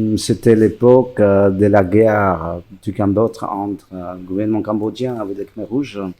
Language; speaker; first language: French; non-native, fluent; Khmer